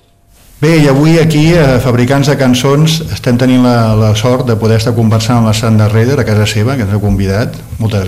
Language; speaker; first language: Catalan; native; Catalan